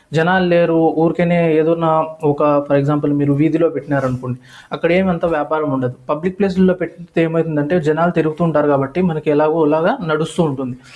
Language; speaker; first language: Telugu; non-native, local second language; Urdu